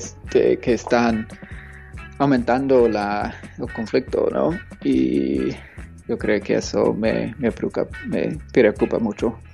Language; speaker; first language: Spanish; non-native, fluent; English